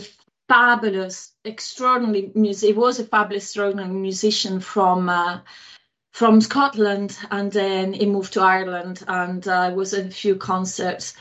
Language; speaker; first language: English; non-native, fluent; Italian